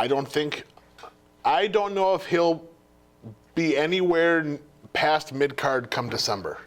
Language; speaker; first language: English; native; English